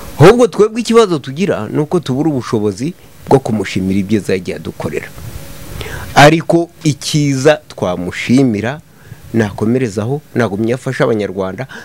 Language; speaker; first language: Kinyarwanda; native; Kinyarwanda